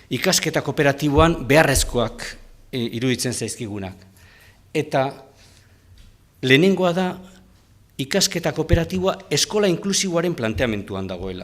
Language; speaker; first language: Basque; native; Basque